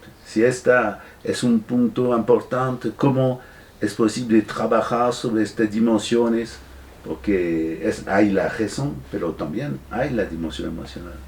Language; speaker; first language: Spanish; non-native, fluent; French